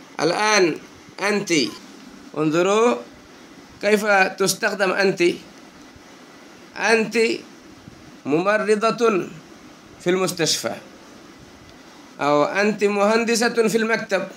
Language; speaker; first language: Arabic; non-native, fluent; Bangla